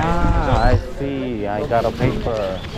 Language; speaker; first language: English; non-native, learner; Korean